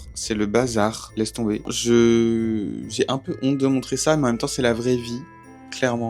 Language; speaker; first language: French; native; French